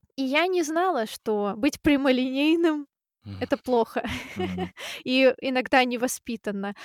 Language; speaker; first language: Russian; native; Russian